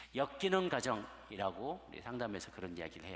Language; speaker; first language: Korean; native; Korean